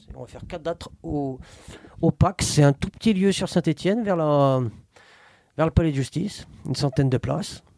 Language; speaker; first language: French; native; French